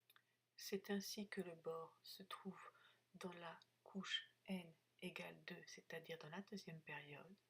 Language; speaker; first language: French; native; French